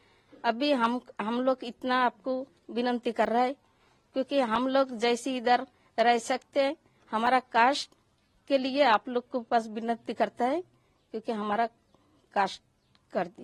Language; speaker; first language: Hindi; early bilingual, other home language; Bangla